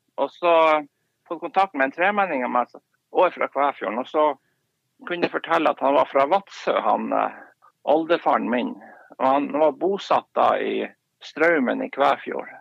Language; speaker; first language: Norwegian; native; Norwegian